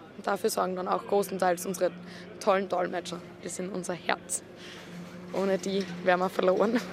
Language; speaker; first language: German; native; German